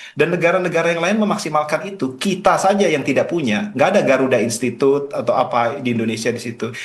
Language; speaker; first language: Indonesian; native; Indonesian